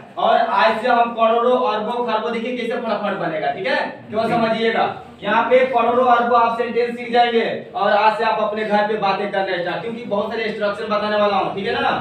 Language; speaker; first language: Hindi; native; Hindi